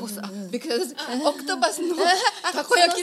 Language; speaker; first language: Japanese; native; Japanese